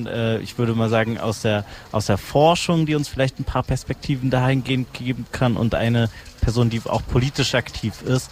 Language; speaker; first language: German; native; German